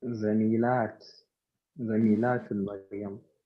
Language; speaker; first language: Arabic; non-native, learner; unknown